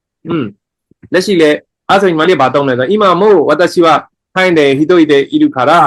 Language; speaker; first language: Japanese; non-native, fluent; Burmese